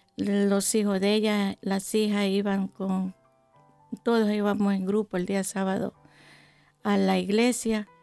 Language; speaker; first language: Spanish; native; Spanish